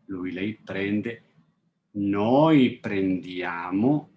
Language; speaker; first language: Italian; non-native, fluent; English